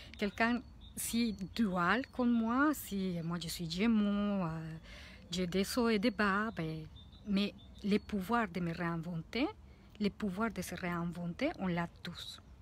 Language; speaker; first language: French; non-native, fluent; Spanish